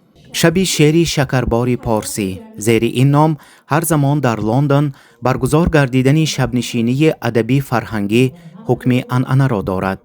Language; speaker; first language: Persian; native; Persian